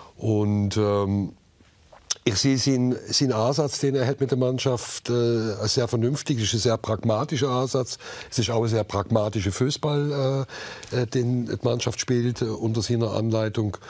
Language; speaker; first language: German; native; German